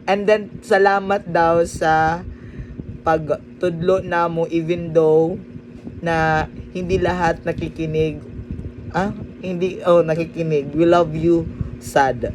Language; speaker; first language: Filipino; non-native, local second language; Cebuano